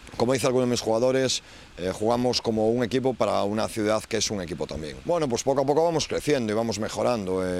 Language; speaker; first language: Spanish; native; Spanish